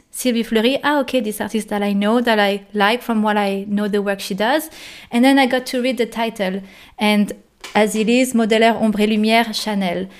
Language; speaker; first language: English; non-native, fluent; French